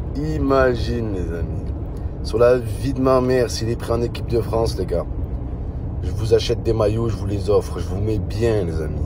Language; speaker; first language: French; native; French